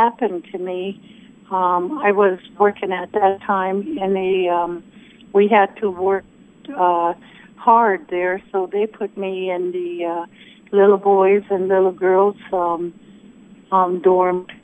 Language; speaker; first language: English; early bilingual, other home language; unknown